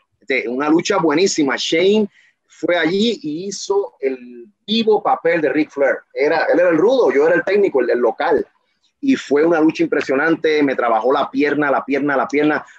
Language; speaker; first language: Spanish; native; Spanish